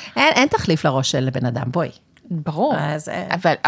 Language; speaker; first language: Hebrew; native; Hebrew